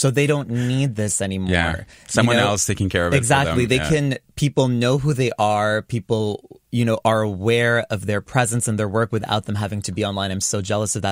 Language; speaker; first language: English; native; English